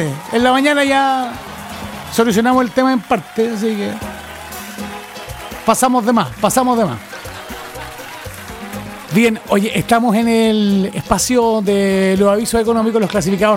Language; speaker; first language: Spanish; native; Spanish